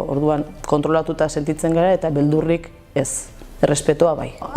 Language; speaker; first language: Basque; native; Basque